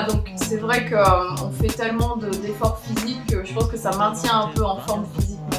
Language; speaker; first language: French; native; French